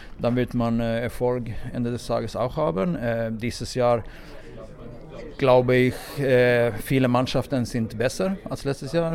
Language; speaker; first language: German; non-native, fluent; Swedish